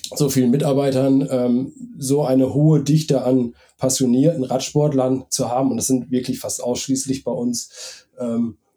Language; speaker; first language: German; native; German